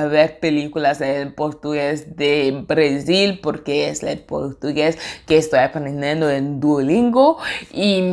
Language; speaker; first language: Spanish; non-native, fluent; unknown